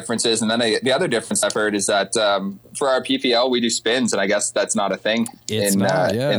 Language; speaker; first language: English; native; English